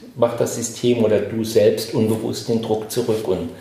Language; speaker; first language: German; native; German